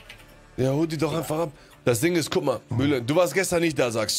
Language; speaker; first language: German; native; German